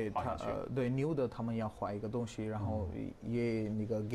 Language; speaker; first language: Chinese; non-native, learner; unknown